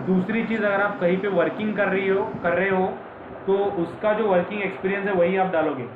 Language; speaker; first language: Hindi; non-native, local second language; Marathi